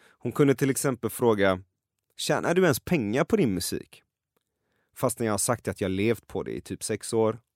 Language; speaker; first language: Swedish; early bilingual, other home language; Persian